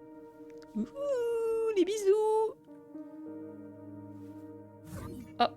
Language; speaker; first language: French; native; French